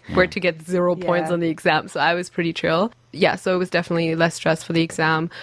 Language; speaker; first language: English; non-native, fluent; German